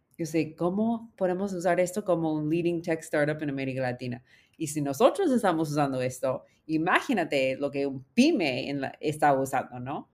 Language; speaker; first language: Spanish; non-native, fluent; English